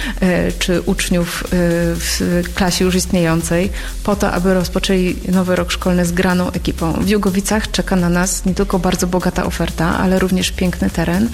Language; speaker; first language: Polish; native; Polish